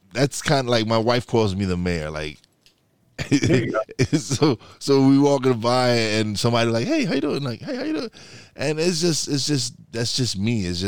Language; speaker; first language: English; early bilingual, other home language; Spanish